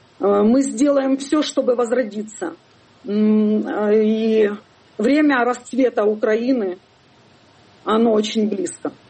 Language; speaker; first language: Russian; native; Russian